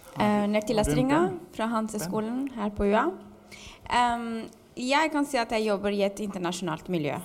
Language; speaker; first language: Norwegian; non-native, fluent; Albanian